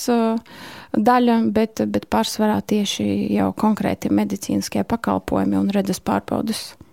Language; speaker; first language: Latvian; non-native, local second language; Russian